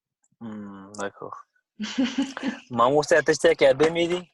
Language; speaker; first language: French; non-native, learner; Kurdish